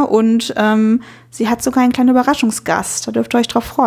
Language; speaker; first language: German; native; German